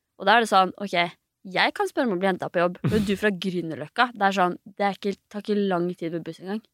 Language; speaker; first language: Norwegian; native; Norwegian